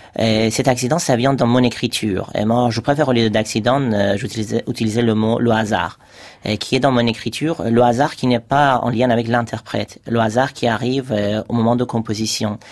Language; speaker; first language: French; non-native, fluent; Persian